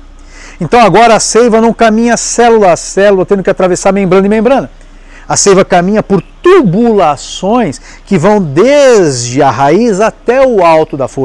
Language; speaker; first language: Portuguese; native; Portuguese